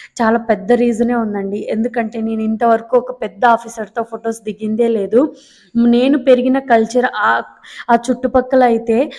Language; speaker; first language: Telugu; non-native, local second language; Lambadi